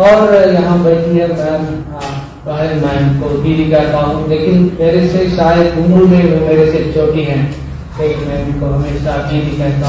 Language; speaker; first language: Hindi; non-native, local second language; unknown